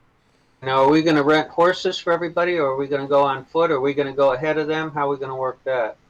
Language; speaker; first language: English; native; English